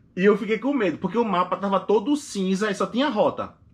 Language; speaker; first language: Portuguese; native; Portuguese